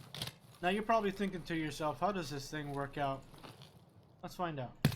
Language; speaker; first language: English; native; English